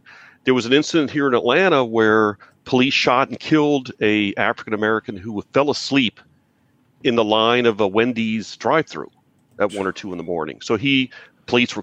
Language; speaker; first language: English; native; English